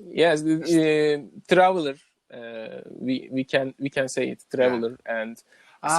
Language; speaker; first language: English; non-native, learner; Turkish